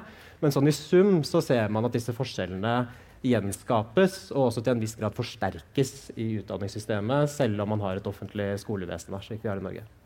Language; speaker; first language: Norwegian; native; Norwegian